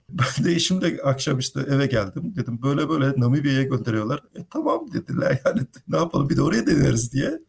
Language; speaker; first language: Turkish; native; Turkish